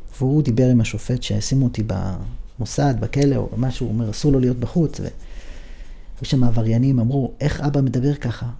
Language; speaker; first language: Hebrew; native; Hebrew